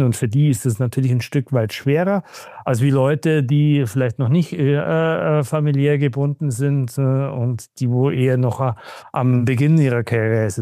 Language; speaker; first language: German; native; German